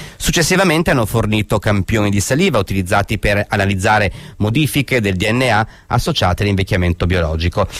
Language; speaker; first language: Italian; native; Italian